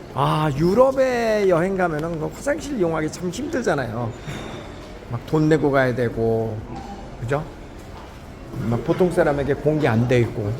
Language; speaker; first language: Korean; native; Korean